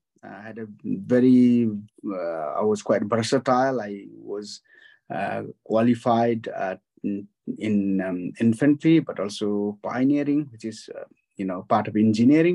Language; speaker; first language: English; non-native, local second language; Nepali